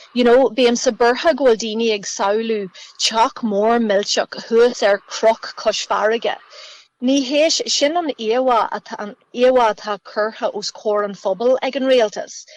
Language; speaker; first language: Irish; native; Irish